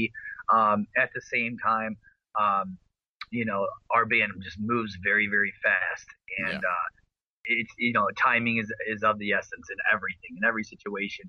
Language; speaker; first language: English; native; English